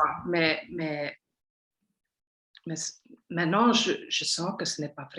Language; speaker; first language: French; non-native, local second language; Dutch